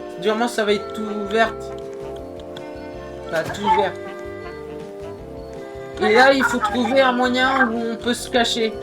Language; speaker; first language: French; native; French